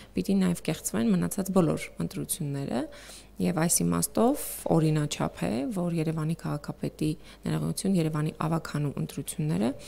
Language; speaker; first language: Armenian; native; Armenian